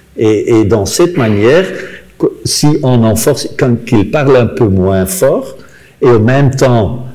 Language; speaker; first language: French; non-native, local second language; Dutch